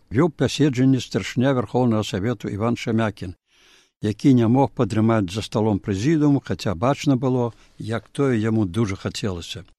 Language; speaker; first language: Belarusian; native; Belarusian